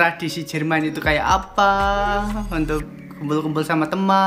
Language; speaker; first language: Indonesian; non-native, local second language; Javanese